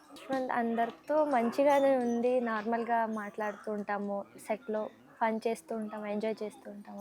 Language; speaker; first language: Telugu; non-native, learner; Kannada